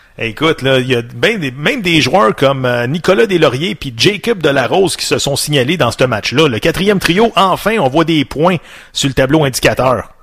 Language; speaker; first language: French; native; French